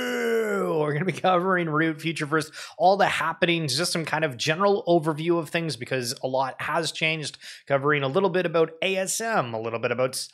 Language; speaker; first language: English; native; English